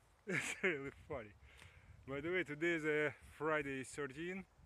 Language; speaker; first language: English; non-native, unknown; Russian